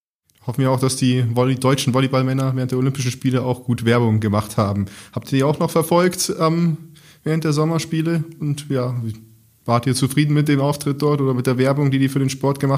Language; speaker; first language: German; native; German